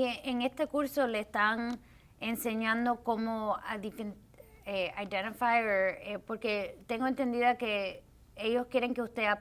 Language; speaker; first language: Spanish; early bilingual, heritage; Spanish